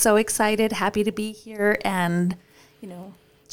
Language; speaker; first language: English; early bilingual, other home language; Spanish